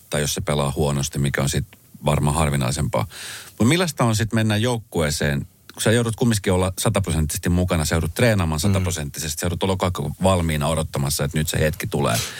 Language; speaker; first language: Finnish; native; Finnish